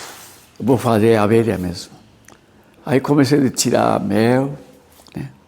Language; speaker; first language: Portuguese; non-native, learner; Japanese